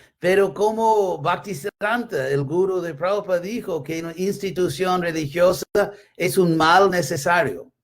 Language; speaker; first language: Spanish; non-native, fluent; English